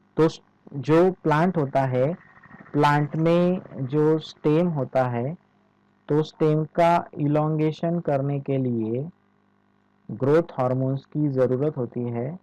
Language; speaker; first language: Hindi; non-native, local second language; Marathi